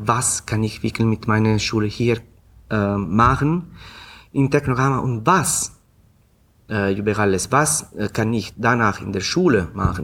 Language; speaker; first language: German; non-native, fluent; Italian